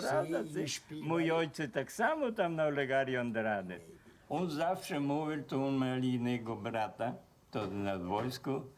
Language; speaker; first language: Polish; early bilingual, heritage; Polish